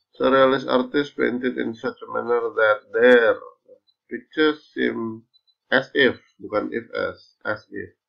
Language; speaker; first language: English; non-native, fluent; Indonesian